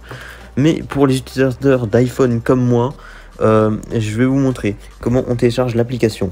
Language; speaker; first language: French; native; French